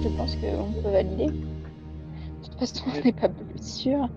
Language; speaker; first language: French; native; French